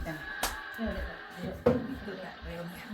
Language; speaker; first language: Finnish; native; Finnish